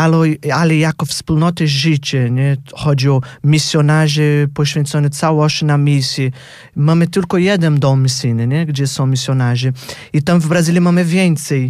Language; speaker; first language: Polish; non-native, fluent; Portuguese